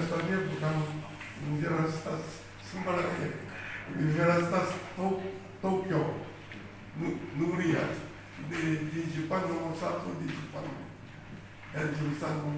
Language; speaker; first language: Indonesian; non-native, fluent; Japanese